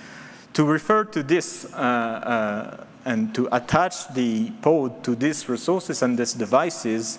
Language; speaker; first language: English; non-native, fluent; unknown